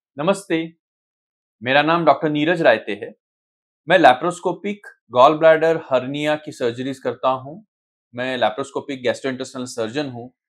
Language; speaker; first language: Hindi; non-native, local second language; Marathi